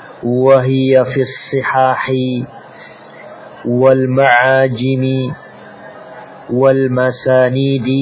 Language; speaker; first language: Arabic; non-native, fluent; Indonesian